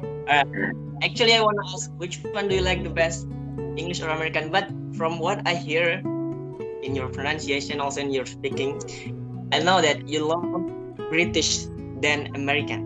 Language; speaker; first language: English; non-native, fluent; Indonesian